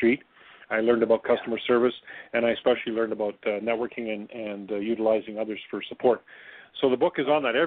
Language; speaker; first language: English; native; English